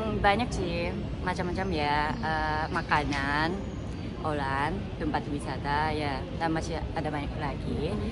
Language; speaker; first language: Indonesian; non-native, fluent; Japanese